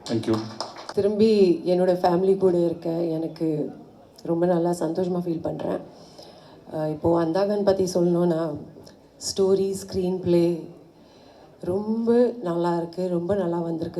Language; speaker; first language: Tamil; non-native, fluent; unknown